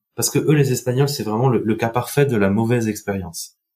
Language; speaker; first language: French; non-native, local second language; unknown